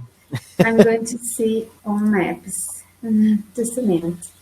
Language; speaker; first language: English; non-native, learner; Portuguese